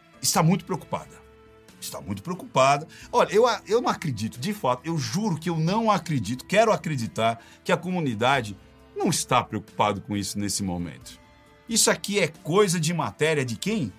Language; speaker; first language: Portuguese; native; Portuguese